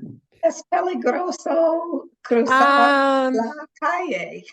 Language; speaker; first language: Spanish; non-native, learner; English